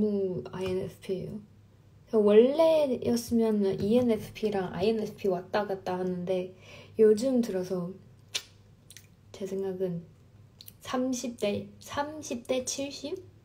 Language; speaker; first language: Korean; non-native, fluent; Chinese